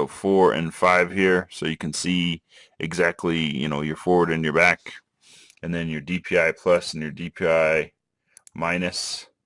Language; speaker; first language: English; native; English